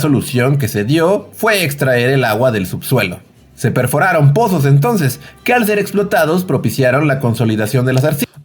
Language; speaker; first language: Spanish; native; Spanish